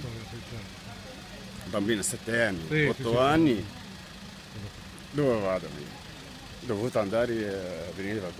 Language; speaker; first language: Italian; non-native, learner; Arabic